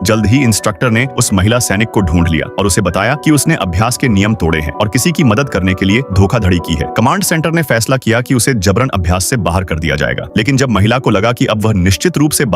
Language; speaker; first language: Hindi; native; Hindi